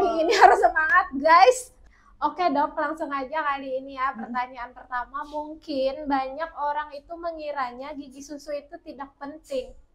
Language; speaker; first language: Indonesian; native; Indonesian